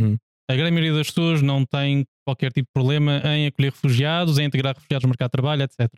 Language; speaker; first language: Portuguese; native; Portuguese